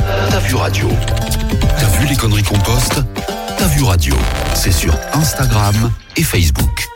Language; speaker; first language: French; native; French